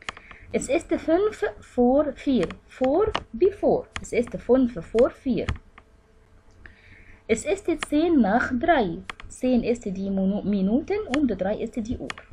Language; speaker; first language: German; non-native, fluent; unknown